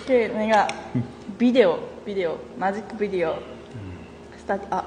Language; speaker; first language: Korean; non-native, learner; Japanese